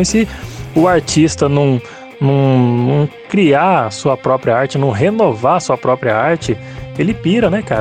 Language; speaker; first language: Portuguese; native; Portuguese